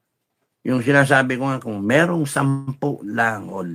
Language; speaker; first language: Filipino; native; Filipino